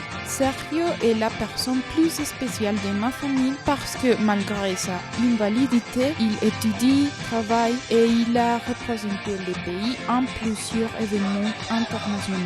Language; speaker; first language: French; non-native, learner; Spanish